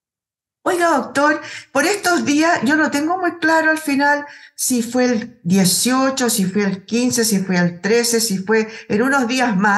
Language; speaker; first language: Spanish; native; Spanish